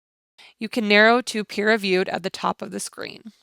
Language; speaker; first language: English; native; English